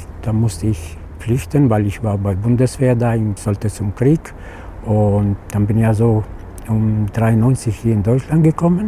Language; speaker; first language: German; non-native, learner; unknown